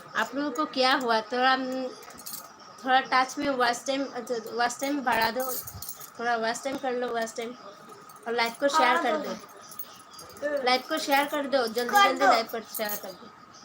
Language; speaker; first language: Hindi; non-native, local second language; Bangla